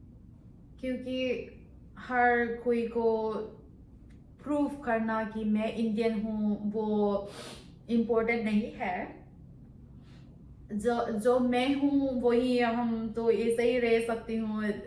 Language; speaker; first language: Hindi; non-native, local second language; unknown